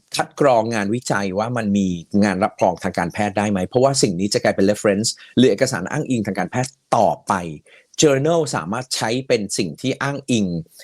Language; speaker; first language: Thai; native; Thai